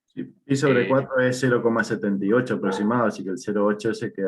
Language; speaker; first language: Spanish; native; Spanish